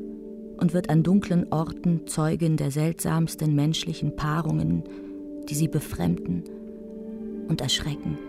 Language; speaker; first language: German; native; German